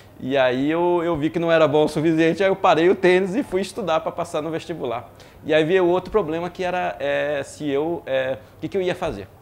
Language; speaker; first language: Portuguese; early bilingual, other home language; French